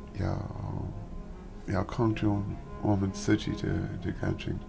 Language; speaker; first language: Chinese; non-native, learner; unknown